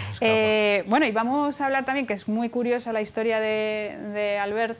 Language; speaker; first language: Spanish; native; Spanish